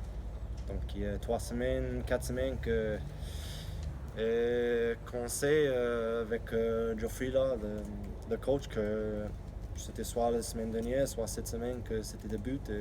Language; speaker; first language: French; non-native, learner; English